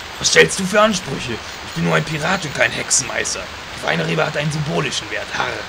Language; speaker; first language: German; native; German